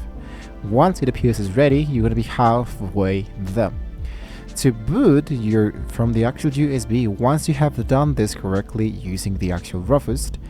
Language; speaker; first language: English; non-native, fluent; Spanish